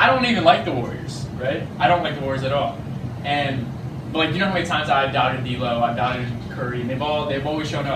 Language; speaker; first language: English; native; English